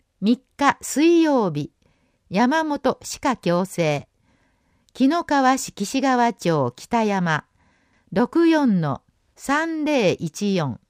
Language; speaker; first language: Japanese; native; Japanese